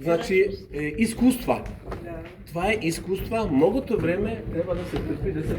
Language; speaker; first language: Bulgarian; non-native, learner; Serbian